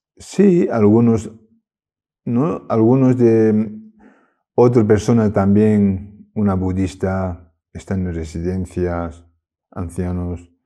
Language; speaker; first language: Spanish; non-native, learner; Tibetan